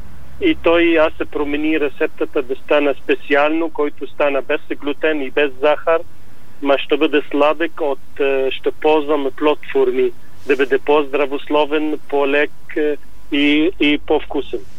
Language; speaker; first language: Bulgarian; non-native, learner; Arabic